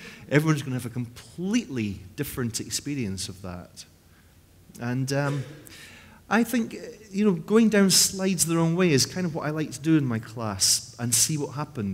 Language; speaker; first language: English; native; English